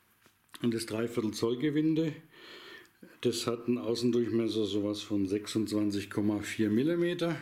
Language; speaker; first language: German; native; German